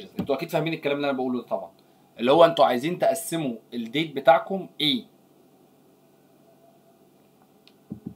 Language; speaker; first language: Arabic; native; Arabic